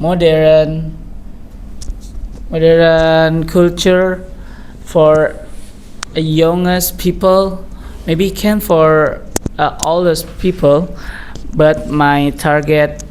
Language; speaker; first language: English; non-native, learner; Indonesian